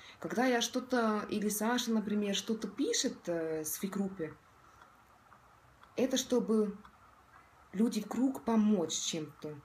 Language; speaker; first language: Russian; non-native, local second language; Estonian